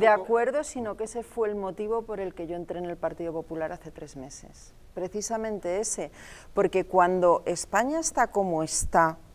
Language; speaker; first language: Spanish; native; Spanish